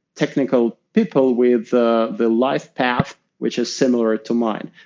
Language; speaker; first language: English; non-native, fluent; Russian